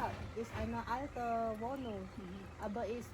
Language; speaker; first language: German; non-native, learner; Indonesian